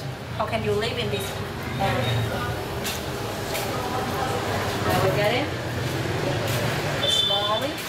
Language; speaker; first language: English; non-native, learner; Vietnamese